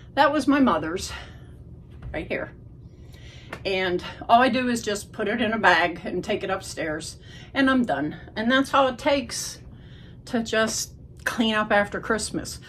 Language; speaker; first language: English; native; English